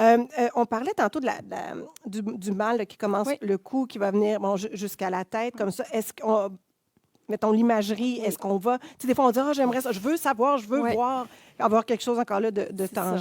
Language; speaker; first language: French; native; French